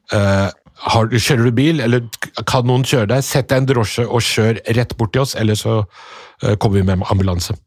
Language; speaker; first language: Norwegian; early bilingual, other home language; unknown